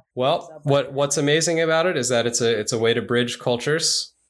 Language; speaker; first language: English; native; English